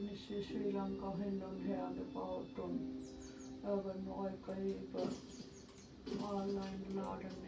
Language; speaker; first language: German; non-native, learner; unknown